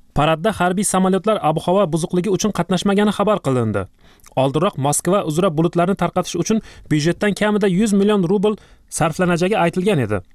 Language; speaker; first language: Uzbek; native; Uzbek